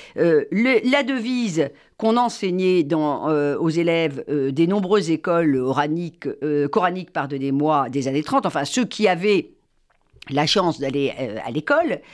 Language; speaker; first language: French; native; French